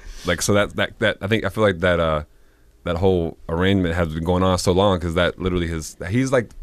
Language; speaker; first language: English; native; English